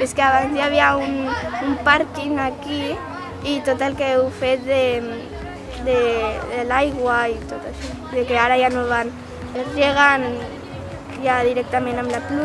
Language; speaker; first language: Catalan; non-native, local second language; Spanish